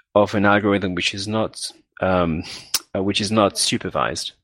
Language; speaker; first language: English; non-native, fluent; French